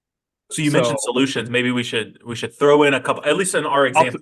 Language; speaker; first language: English; native; English